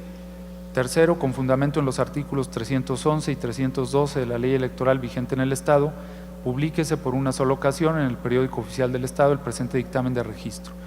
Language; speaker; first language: Spanish; native; Spanish